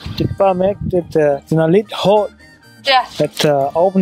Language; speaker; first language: Danish; non-native, learner; Swahili